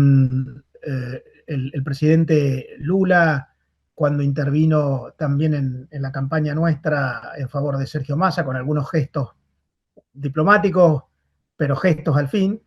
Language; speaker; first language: Spanish; native; Spanish